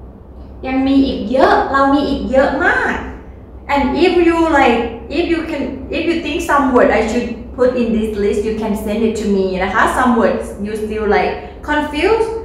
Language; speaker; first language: English; non-native, learner; Thai